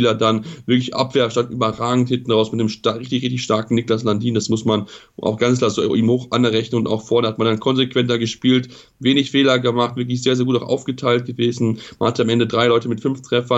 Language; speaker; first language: German; native; German